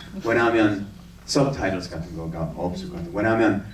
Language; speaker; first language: Korean; early bilingual, heritage; English